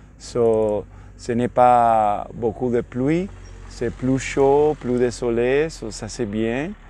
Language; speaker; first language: French; non-native, learner; Spanish